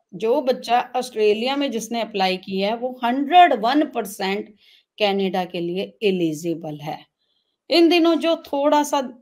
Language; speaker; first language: Hindi; non-native, local second language; Punjabi